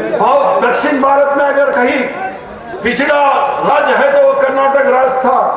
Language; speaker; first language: Hindi; non-native, local second language; Kannada